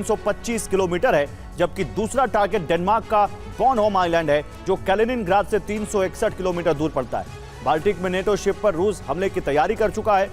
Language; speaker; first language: Hindi; native; Hindi